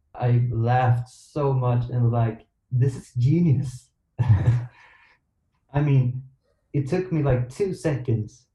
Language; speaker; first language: English; non-native, fluent; Swedish